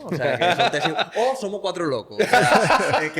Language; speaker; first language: Spanish; native; Spanish